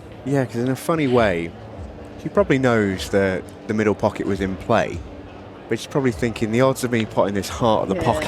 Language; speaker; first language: English; native; English